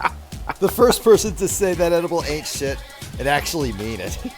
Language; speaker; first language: English; native; English